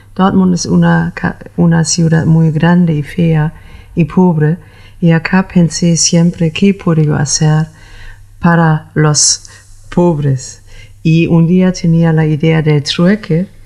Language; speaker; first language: Spanish; non-native, learner; German